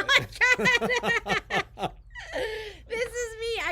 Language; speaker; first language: English; native; English